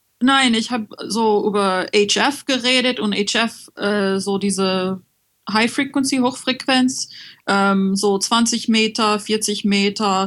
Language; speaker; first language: German; non-native, learner; French